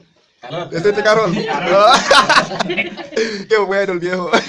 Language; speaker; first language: Spanish; non-native, learner; Haitian Creole